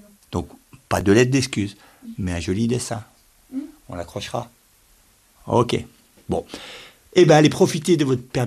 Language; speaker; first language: French; native; French